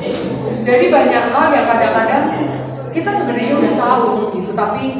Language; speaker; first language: Indonesian; native; Indonesian